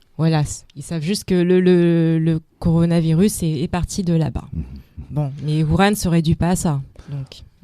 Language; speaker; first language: French; native; French